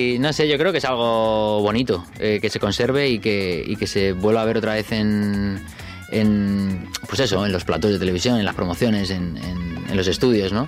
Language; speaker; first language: Spanish; native; Spanish